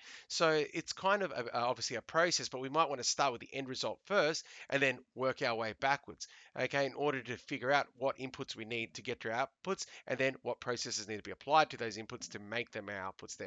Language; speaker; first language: English; native; English